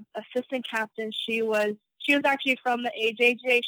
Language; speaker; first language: English; native; English